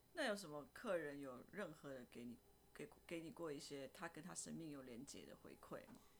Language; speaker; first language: Chinese; non-native, fluent; Indonesian